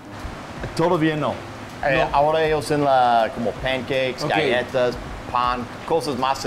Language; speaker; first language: Spanish; non-native, learner; English